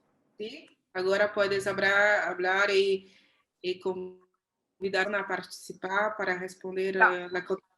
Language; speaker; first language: Spanish; non-native, learner; Portuguese